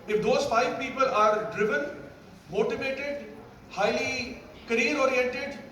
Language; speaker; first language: English; non-native, local second language; Urdu